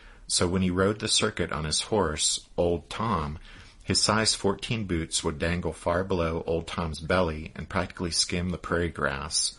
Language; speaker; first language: English; native; English